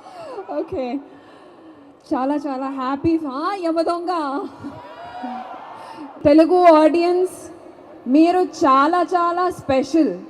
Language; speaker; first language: Telugu; non-native, fluent; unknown